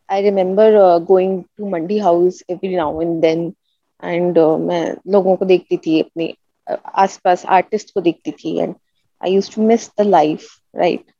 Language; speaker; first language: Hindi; native; Hindi